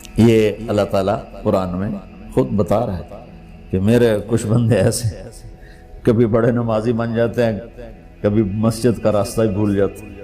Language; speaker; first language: Urdu; non-native, local second language; Punjabi